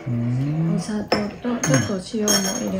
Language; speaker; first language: Japanese; non-native, learner; Vietnamese